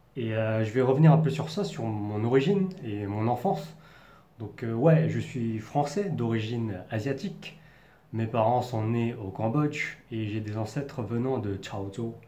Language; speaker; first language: French; native; French